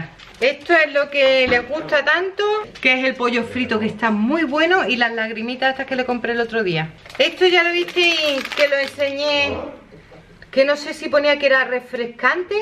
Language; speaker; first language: Spanish; native; Spanish